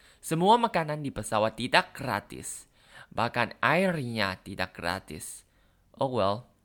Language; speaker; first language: Indonesian; non-native, learner; Thai